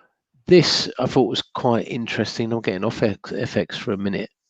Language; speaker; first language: English; native; English